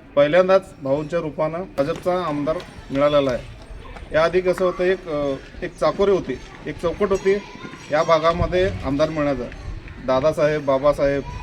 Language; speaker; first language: Marathi; non-native, local second language; Kannada